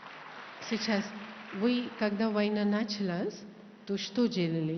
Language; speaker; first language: Russian; non-native, learner; Hindi